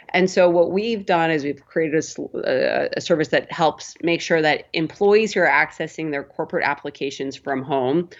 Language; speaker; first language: English; native; English